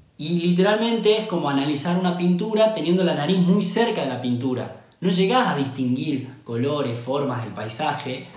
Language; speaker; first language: Spanish; native; Spanish